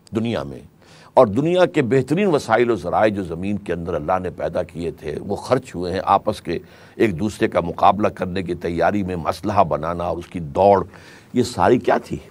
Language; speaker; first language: Urdu; native; Urdu